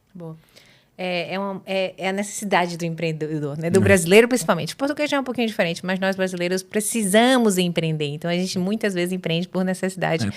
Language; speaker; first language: Portuguese; native; Portuguese